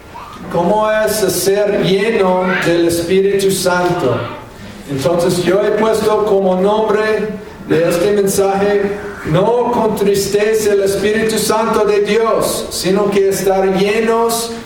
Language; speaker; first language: Spanish; non-native, fluent; English